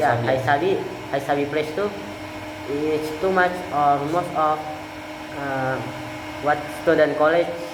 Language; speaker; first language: English; non-native, learner; Indonesian